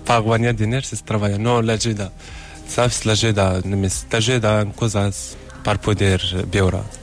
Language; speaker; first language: Catalan; non-native, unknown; Arabic